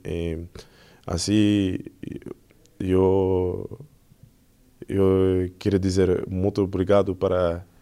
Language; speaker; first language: Portuguese; non-native, learner; French